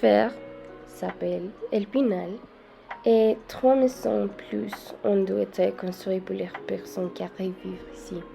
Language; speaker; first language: French; non-native, learner; Spanish